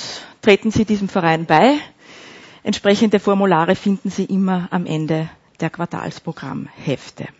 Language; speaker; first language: German; native; German